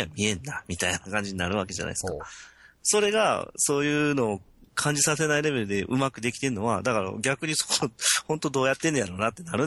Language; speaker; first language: Japanese; native; Japanese